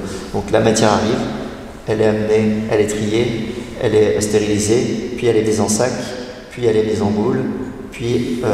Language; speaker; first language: French; native; French